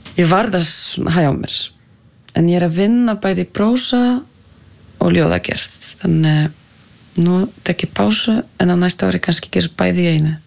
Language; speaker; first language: Icelandic; non-native, fluent; French